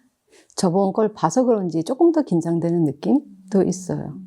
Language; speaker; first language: Korean; native; Korean